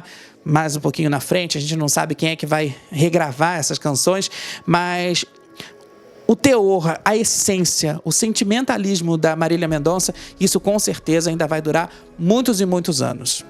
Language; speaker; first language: Portuguese; native; Portuguese